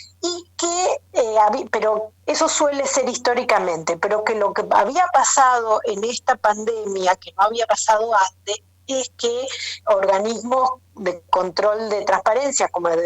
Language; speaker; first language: Spanish; native; Spanish